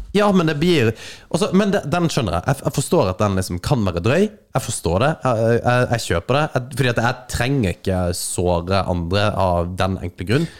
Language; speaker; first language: Norwegian; native; Norwegian